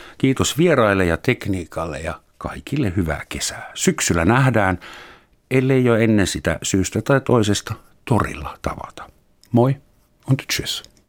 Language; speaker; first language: Finnish; non-native, fluent; German